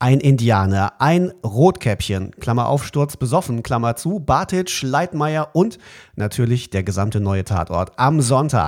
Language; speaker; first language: German; native; German